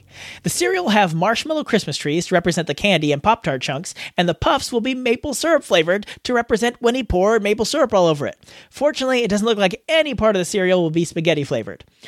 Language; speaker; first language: English; native; English